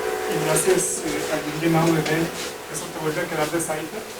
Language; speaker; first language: Spanish; native; Spanish